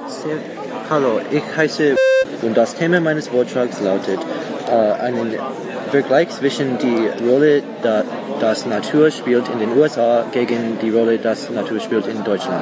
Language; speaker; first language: German; non-native, learner; English